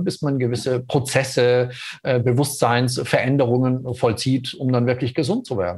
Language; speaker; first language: German; native; German